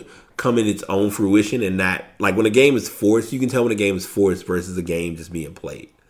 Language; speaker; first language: English; native; English